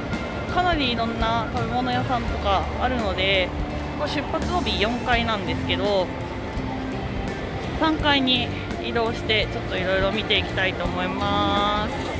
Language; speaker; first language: Japanese; native; Japanese